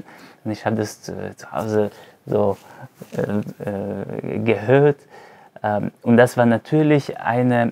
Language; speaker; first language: German; non-native, fluent; Hebrew